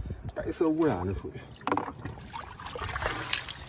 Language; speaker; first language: Chinese; native; Chinese